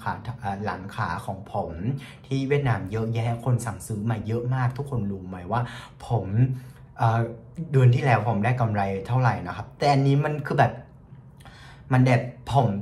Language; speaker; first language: Thai; non-native, fluent; Vietnamese